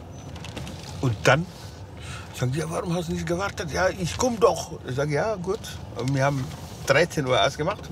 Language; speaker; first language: German; non-native, fluent; Wolof